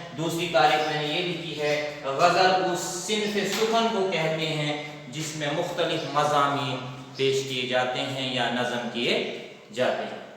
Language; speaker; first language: Urdu; non-native, local second language; Kashmiri